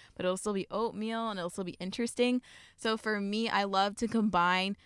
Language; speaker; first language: English; native; English